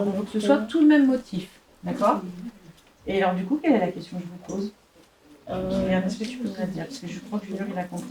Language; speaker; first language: French; native; French